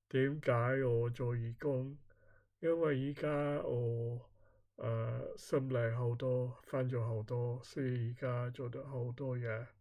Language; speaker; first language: Chinese; non-native, learner; English